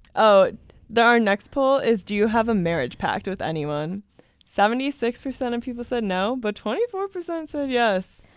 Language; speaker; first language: English; native; English